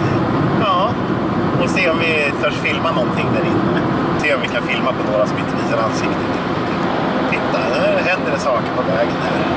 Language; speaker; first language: Swedish; native; Swedish